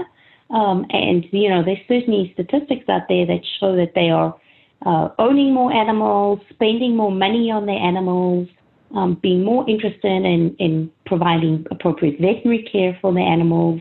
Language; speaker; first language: English; native; English